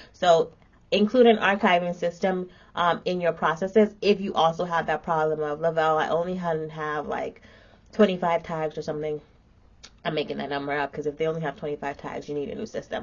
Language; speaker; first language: English; native; English